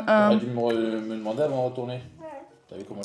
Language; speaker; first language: French; native; French